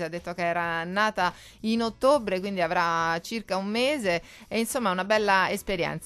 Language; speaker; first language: Italian; native; Italian